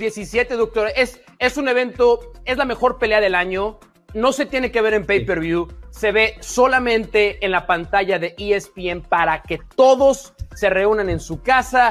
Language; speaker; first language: Spanish; native; Spanish